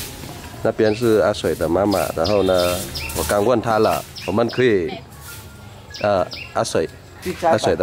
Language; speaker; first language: Chinese; non-native, fluent; Vietnamese